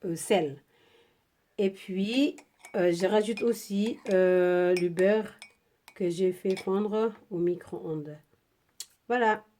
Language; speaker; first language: French; non-native, fluent; Indonesian